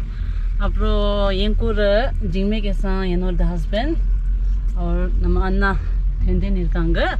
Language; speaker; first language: Tamil; non-native, local second language; Tibetan